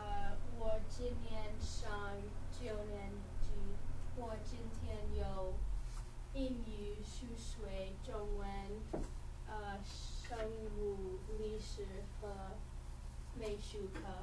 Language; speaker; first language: Chinese; non-native, learner; English